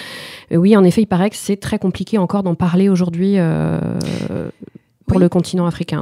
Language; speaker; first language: French; native; French